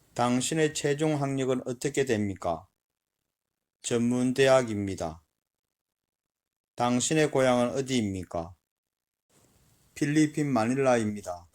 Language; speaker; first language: Korean; non-native, learner; Filipino